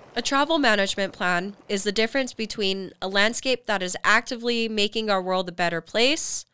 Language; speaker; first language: English; native; English